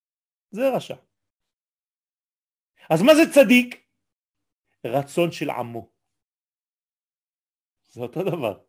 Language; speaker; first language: Hebrew; non-native, fluent; French